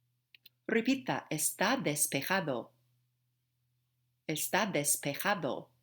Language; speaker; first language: Spanish; non-native, fluent; English